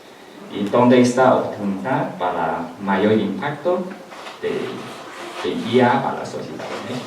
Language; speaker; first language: Spanish; non-native, learner; Chinese